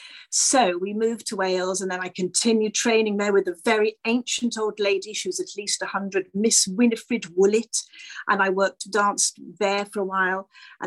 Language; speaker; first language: English; native; English